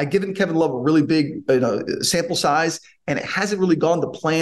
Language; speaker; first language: English; native; English